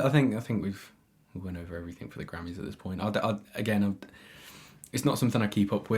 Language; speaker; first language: English; native; English